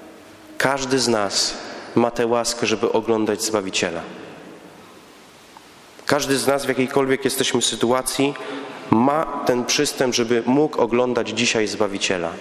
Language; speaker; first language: Polish; native; Polish